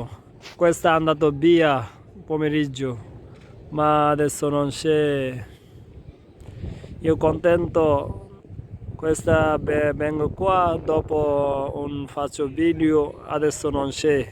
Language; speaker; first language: Italian; non-native, learner; Bangla